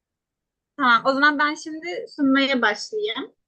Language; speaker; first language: Turkish; native; Turkish